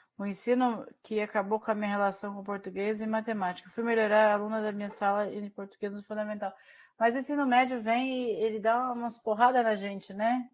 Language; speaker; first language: Portuguese; native; Portuguese